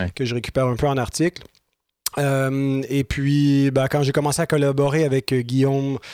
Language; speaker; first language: French; native; French